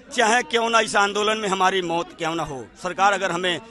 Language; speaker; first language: Hindi; native; Hindi